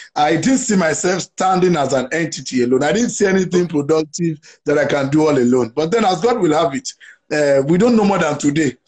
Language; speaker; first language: English; non-native, local second language; Yoruba